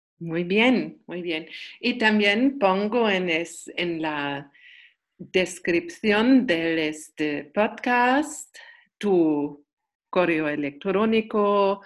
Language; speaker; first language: Spanish; non-native, learner; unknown